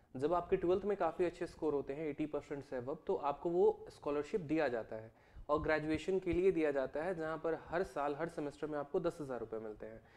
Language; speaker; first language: Hindi; native; Hindi